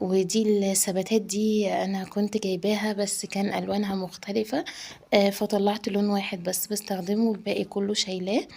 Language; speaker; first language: Arabic; native; Arabic